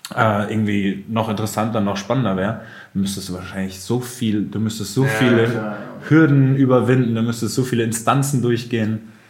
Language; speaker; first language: German; native; German